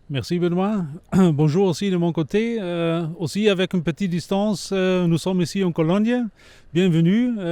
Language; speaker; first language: French; non-native, fluent; German